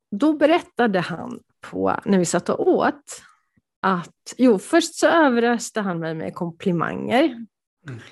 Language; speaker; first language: Swedish; early bilingual, other home language; Polish